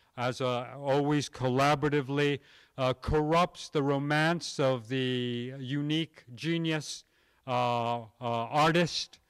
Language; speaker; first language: English; native; English